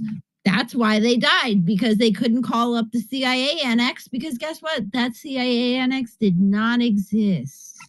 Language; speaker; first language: English; native; English